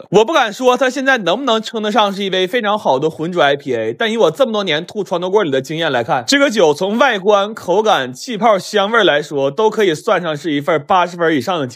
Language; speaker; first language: Chinese; native; Chinese